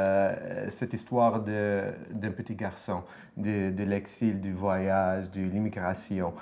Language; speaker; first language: French; non-native, fluent; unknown